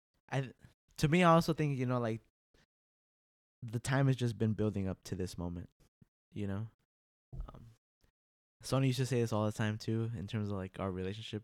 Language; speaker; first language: English; early bilingual, other home language; Spanish